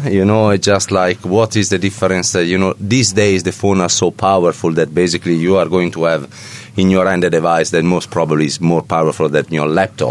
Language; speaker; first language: English; non-native, fluent; Italian